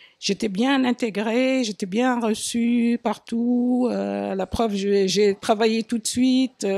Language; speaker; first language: French; non-native, local second language; Arabic